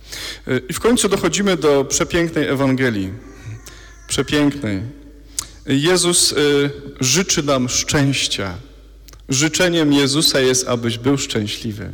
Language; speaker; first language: Polish; native; Polish